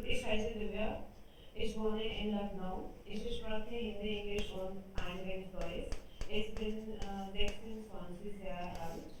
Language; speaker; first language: German; non-native, learner; Hindi